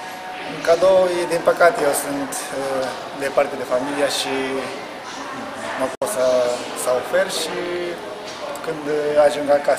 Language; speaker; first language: Romanian; non-native, learner; Japanese